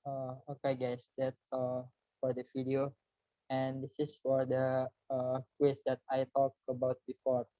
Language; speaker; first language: English; non-native, learner; Indonesian